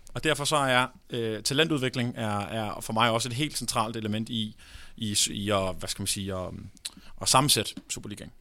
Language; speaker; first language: Danish; native; Danish